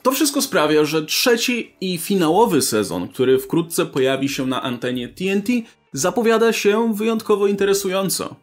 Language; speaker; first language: Polish; native; Polish